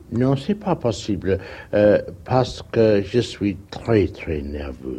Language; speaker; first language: French; non-native, learner; English